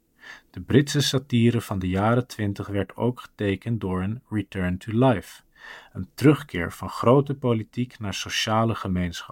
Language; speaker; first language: Dutch; native; Dutch